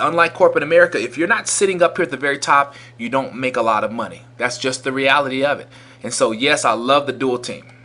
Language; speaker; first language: English; native; English